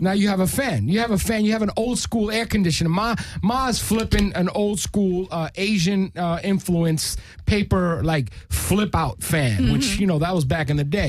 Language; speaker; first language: English; early bilingual, other home language; Spanish